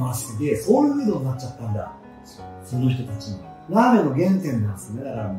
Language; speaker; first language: Japanese; native; Japanese